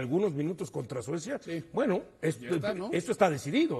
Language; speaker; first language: Spanish; native; Spanish